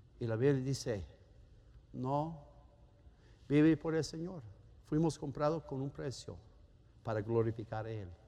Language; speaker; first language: Spanish; non-native, fluent; German